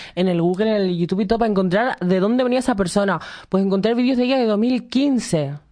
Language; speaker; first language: Spanish; native; Spanish